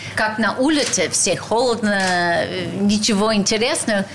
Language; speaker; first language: Russian; non-native, fluent; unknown